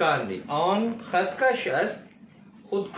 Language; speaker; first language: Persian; non-native, fluent; Urdu